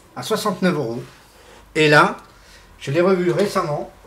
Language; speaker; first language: French; non-native, fluent; Portuguese